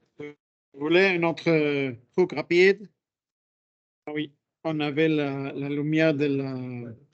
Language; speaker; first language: French; non-native, fluent; Spanish